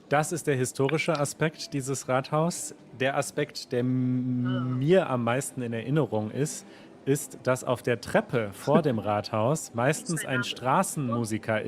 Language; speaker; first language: German; native; German